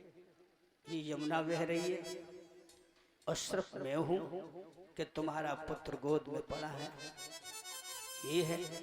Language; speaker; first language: Hindi; native; Hindi